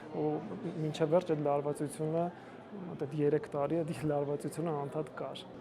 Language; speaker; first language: Armenian; native; Armenian